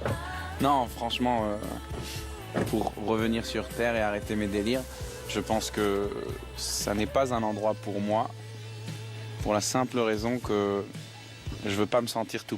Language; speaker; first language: French; native; French